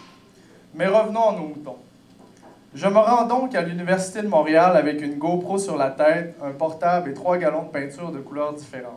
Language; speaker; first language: French; native; French